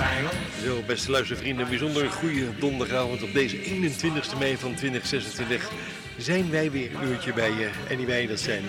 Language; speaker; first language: Dutch; native; Dutch